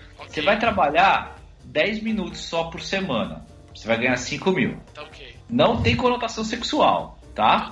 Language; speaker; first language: Portuguese; native; Portuguese